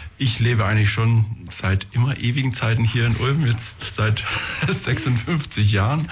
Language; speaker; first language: German; native; German